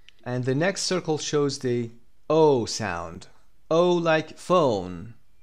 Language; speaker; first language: English; non-native, fluent; Persian